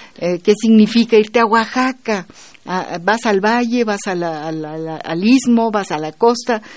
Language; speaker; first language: Spanish; native; Spanish